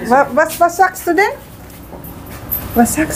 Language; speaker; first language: German; non-native, learner; Filipino